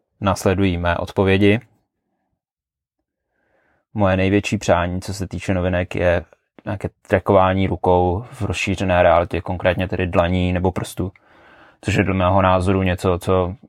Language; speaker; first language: Czech; native; Czech